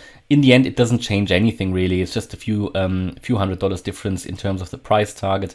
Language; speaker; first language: English; non-native, fluent; German